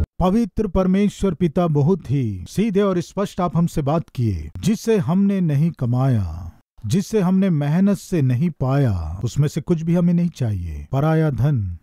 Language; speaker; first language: Hindi; non-native, local second language; Telugu